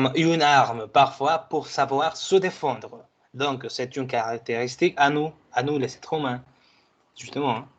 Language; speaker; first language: French; non-native, fluent; Spanish